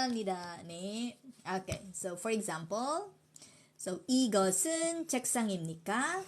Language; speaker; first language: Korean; non-native, fluent; Filipino